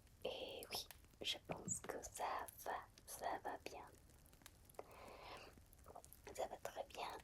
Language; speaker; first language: French; non-native, fluent; Spanish